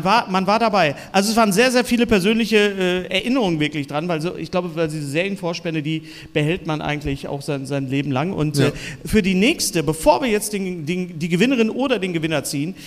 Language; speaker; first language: German; native; German